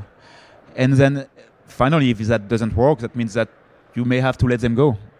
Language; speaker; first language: English; non-native, fluent; French